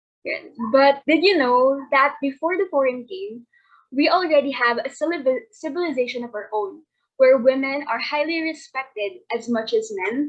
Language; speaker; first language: English; non-native, local second language; Filipino